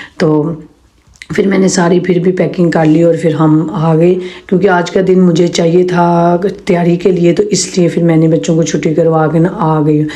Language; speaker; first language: Urdu; non-native, local second language; Punjabi